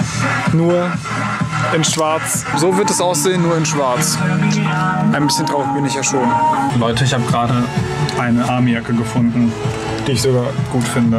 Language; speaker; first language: German; native; German